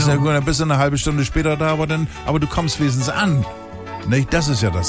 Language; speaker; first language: German; native; German